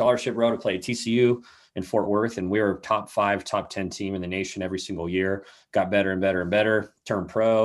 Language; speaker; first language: English; native; English